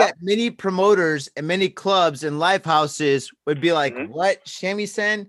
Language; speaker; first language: English; native; English